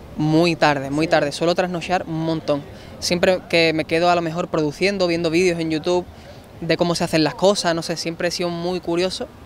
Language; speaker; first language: Spanish; native; Spanish